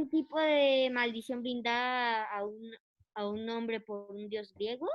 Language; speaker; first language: Spanish; native; Spanish